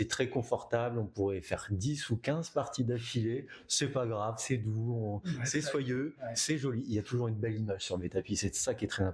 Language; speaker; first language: French; native; French